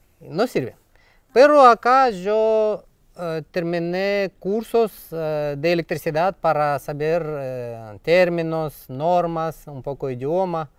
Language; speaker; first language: Spanish; non-native, learner; Russian